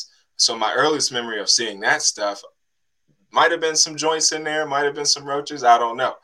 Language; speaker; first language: English; native; English